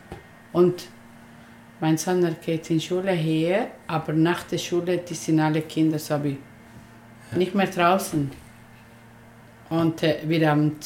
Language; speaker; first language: German; non-native, learner; Spanish